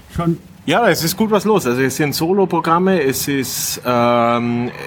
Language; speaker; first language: German; native; German